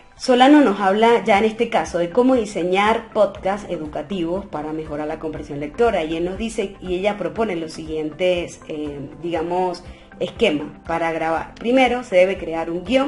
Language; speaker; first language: Spanish; native; Spanish